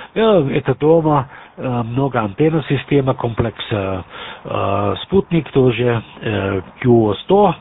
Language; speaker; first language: Russian; non-native, learner; German